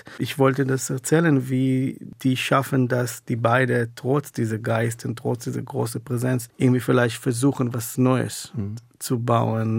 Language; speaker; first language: German; non-native, fluent; Hebrew